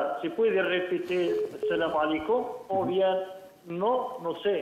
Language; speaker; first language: Spanish; non-native, learner; Arabic